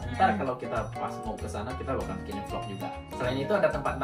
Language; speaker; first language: Indonesian; native; Indonesian